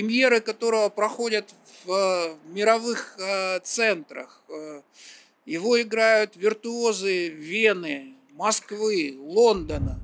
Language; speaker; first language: Russian; native; Russian